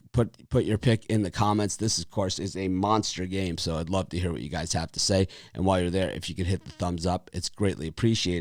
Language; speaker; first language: English; native; English